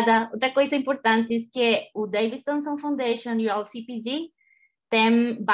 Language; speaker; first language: Portuguese; non-native, fluent; Spanish